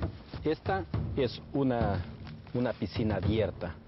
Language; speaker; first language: Spanish; native; Spanish